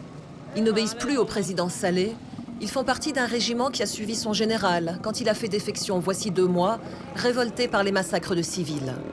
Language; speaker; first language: French; native; French